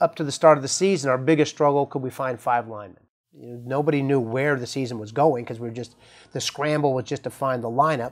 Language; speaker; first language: English; native; English